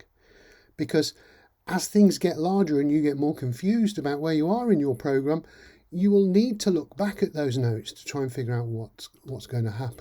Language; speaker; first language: English; native; English